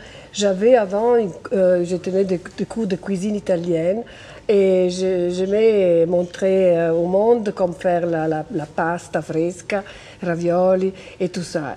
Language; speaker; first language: French; non-native, fluent; Italian